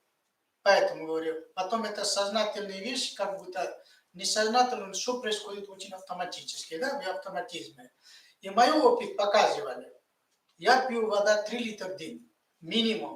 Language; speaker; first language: Russian; non-native, fluent; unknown